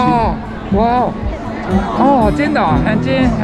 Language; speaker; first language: Chinese; non-native, learner; Japanese